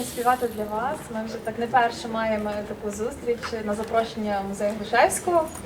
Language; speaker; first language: Ukrainian; native; Ukrainian